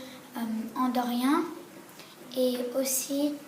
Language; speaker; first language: French; early bilingual, heritage; French